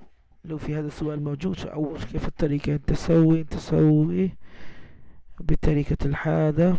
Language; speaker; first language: Arabic; non-native, learner; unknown